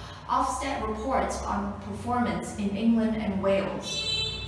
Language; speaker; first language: English; non-native, fluent; Vietnamese